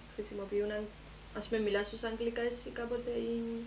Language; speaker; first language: Greek; early bilingual, heritage; Greek